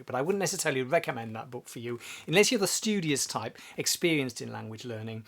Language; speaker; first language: English; native; English